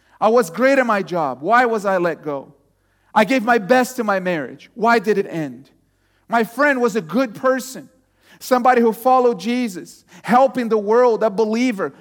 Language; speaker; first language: English; non-native, fluent; Portuguese